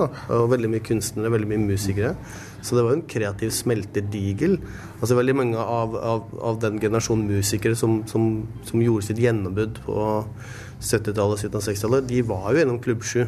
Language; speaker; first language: Norwegian; native; Norwegian